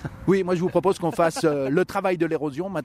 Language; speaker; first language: French; native; French